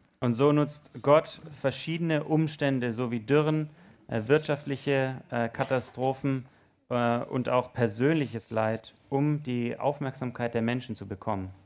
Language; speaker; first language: German; native; German